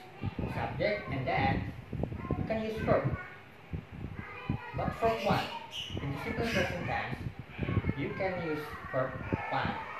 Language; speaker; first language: English; non-native, learner; Indonesian